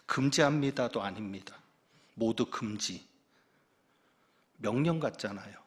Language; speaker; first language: Korean; native; Korean